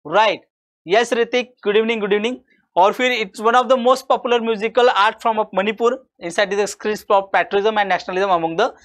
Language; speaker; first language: Hindi; non-native, local second language; Marathi